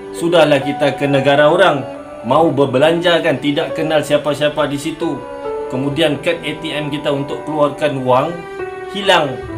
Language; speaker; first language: Malay; native; Malay